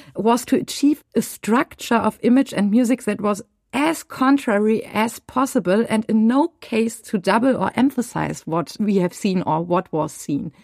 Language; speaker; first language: English; non-native, fluent; German